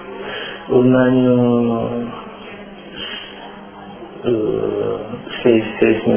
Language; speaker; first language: Spanish; non-native, learner; Wolof